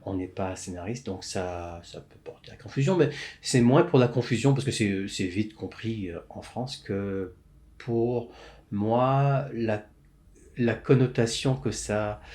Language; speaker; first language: French; native; French